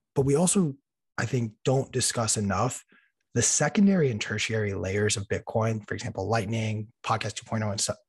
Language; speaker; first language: English; native; English